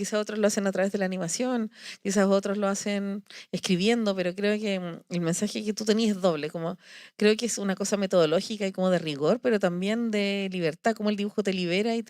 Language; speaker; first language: Spanish; native; Spanish